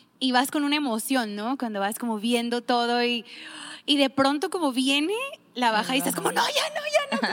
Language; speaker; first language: Spanish; native; Spanish